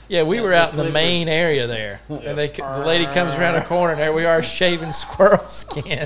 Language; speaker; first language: English; native; English